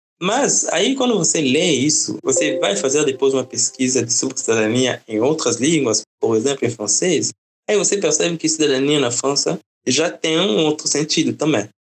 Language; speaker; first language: Portuguese; non-native, fluent; French